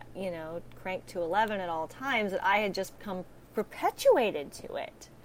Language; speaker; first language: English; native; English